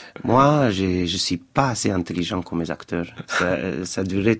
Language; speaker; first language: French; non-native, fluent; Romanian